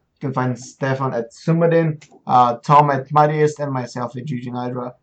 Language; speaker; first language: English; non-native, fluent; Bulgarian